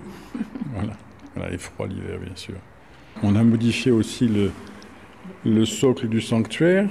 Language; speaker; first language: French; native; French